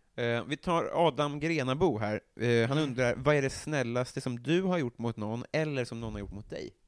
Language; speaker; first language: Swedish; native; Swedish